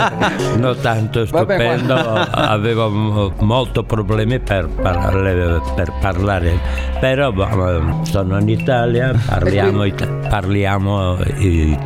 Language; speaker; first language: Italian; non-native, learner; Catalan